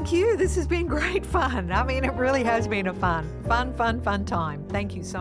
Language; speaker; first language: English; non-native, fluent; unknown